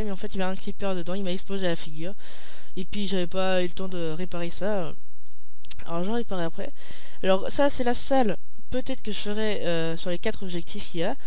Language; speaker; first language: French; native; French